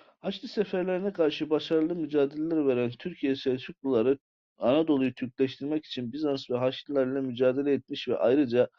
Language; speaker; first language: Turkish; native; Turkish